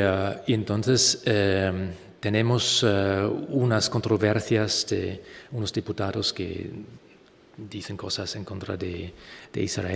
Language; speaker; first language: Spanish; non-native, fluent; German